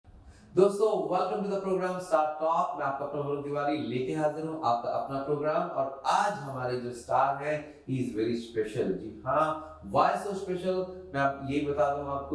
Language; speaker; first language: Hindi; native; Hindi